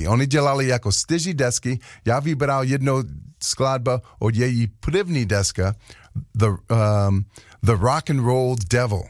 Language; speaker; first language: Czech; non-native, learner; English